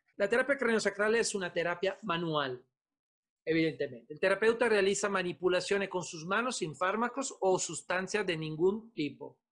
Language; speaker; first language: Spanish; non-native, fluent; Italian